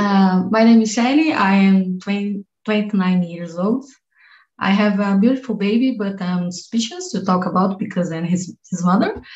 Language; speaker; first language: English; non-native, learner; Portuguese